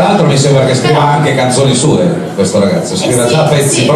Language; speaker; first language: Italian; native; Italian